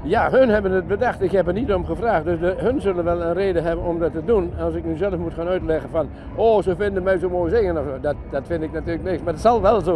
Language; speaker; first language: Dutch; native; Dutch